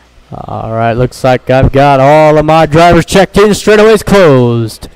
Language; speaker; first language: English; native; English